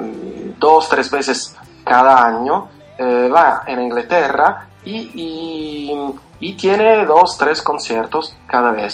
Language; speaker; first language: Spanish; non-native, fluent; Italian